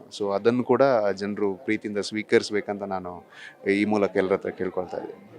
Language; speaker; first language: Kannada; non-native, local second language; Tulu